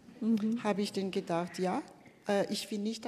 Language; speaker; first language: German; non-native, fluent; Malagasy